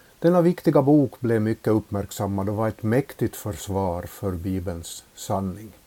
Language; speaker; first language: Swedish; native; Swedish